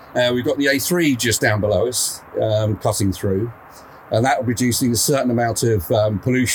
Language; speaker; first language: English; native; English